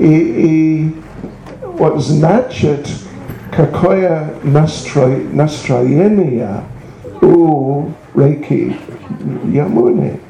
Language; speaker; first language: Russian; non-native, learner; English